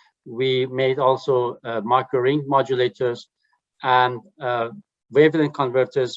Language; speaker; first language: English; non-native, fluent; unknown